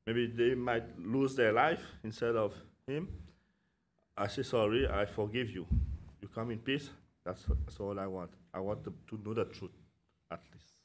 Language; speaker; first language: English; non-native, local second language; Seselwa Creole French